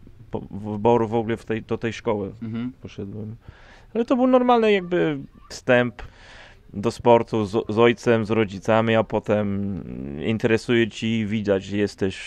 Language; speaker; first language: Polish; non-native, fluent; English